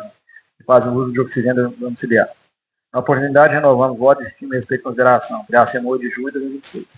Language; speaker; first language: Portuguese; native; Portuguese